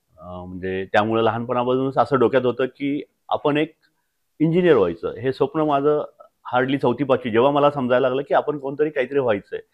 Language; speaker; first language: Marathi; native; Marathi